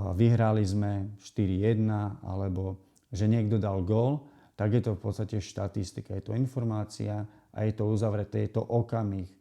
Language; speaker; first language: Slovak; native; Slovak